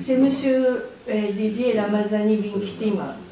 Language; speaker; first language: French; non-native, learner; Japanese